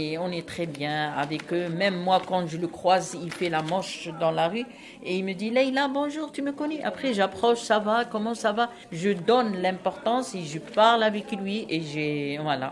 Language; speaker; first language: French; non-native, fluent; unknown